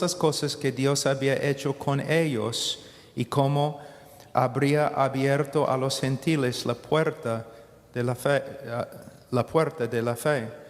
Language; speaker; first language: Spanish; non-native, fluent; English